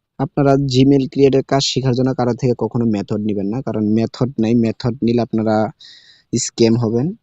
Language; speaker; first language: Bangla; native; Bangla